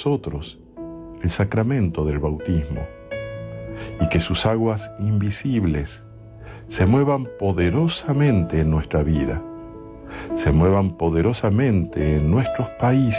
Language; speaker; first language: Spanish; native; Spanish